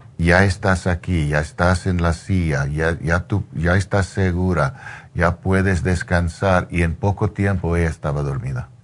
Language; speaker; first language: Spanish; non-native, learner; English